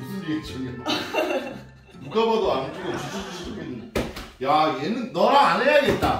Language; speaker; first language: Korean; native; Korean